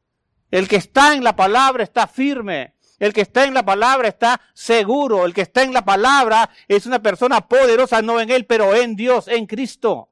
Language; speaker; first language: Spanish; native; Spanish